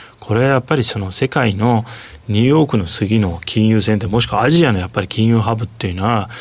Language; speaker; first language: Japanese; non-native, fluent; Turkish